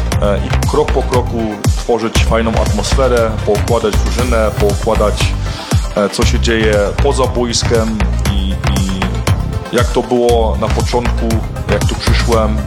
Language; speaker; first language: Polish; early bilingual, heritage; Polish